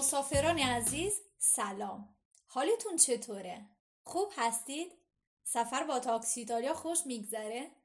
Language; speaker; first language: Persian; non-native, fluent; Italian